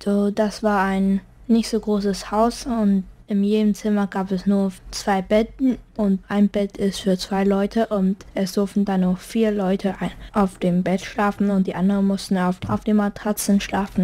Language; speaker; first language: German; early bilingual, heritage; German